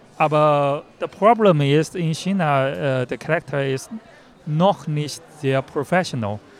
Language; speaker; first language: German; non-native, learner; Chinese